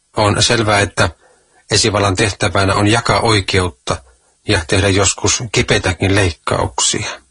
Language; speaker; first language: Finnish; native; Finnish